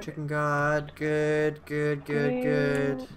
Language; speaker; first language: English; native; English